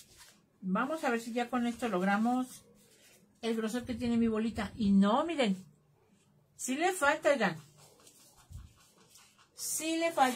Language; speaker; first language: Spanish; native; Spanish